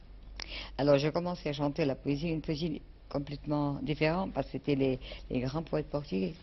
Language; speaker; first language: French; non-native, fluent; Portuguese